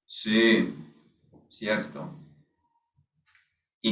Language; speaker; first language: Spanish; non-native, fluent; English